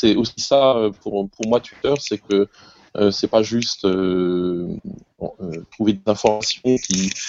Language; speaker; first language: French; native; French